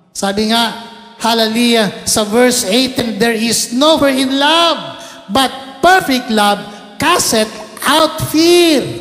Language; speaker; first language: Filipino; non-native, local second language; Cebuano